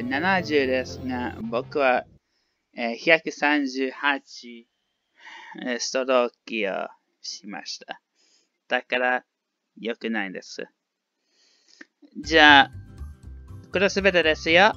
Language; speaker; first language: Japanese; non-native, learner; English